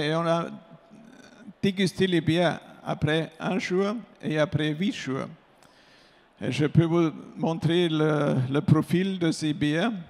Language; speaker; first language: French; non-native, fluent; German